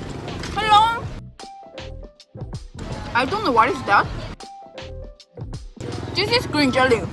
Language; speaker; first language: English; non-native, learner; Korean